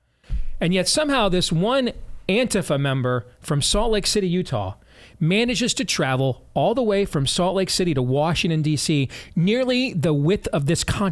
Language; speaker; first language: English; native; English